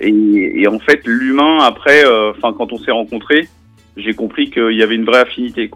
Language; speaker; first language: French; native; French